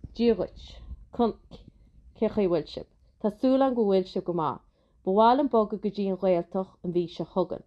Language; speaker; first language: Irish; native; Irish